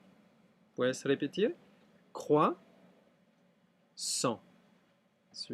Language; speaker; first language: Spanish; non-native, fluent; French